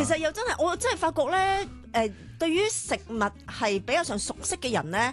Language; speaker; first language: Cantonese; native; Cantonese